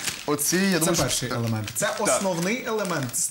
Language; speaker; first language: Ukrainian; native; Ukrainian